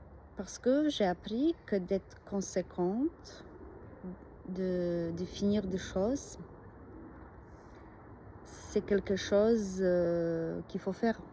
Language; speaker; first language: French; non-native, fluent; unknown